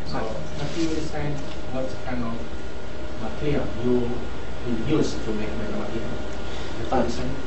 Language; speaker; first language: English; non-native, fluent; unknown